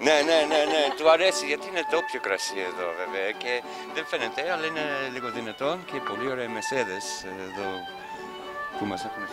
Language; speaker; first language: Greek; non-native, learner; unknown